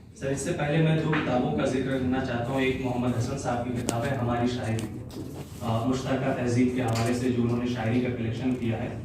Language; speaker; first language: Urdu; native; Urdu